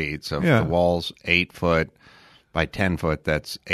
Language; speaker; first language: English; native; English